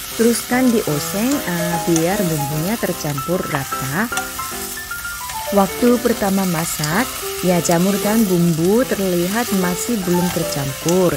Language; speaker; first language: Indonesian; non-native, fluent; Korean